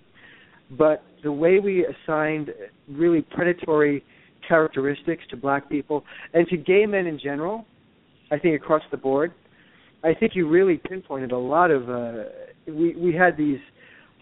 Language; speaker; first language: English; native; English